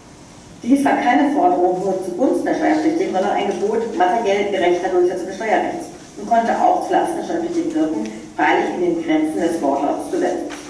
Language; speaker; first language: German; native; German